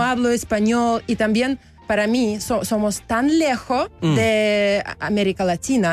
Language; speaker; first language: Spanish; non-native, learner; Belarusian